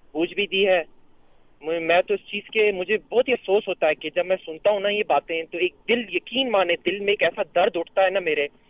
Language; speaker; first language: Urdu; early bilingual, heritage; Urdu